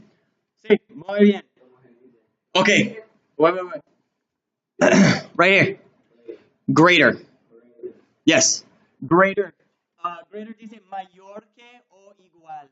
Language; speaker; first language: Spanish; non-native, learner; English